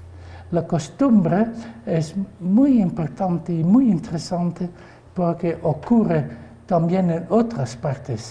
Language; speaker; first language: Spanish; non-native, fluent; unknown